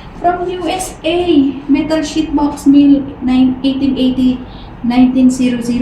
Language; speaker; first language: English; non-native, local second language; Filipino